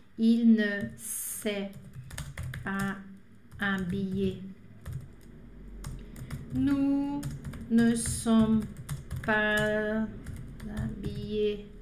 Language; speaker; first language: French; non-native, fluent; Portuguese